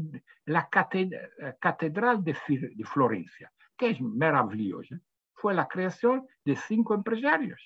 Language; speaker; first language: Spanish; non-native, fluent; Italian